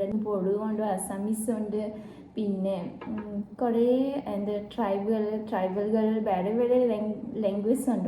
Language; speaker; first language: Malayalam; non-native, learner; Bodo